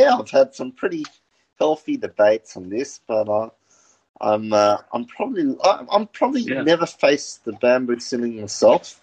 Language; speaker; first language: English; native; English